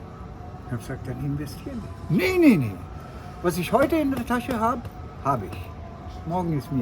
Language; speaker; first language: German; non-native, fluent; Sinhala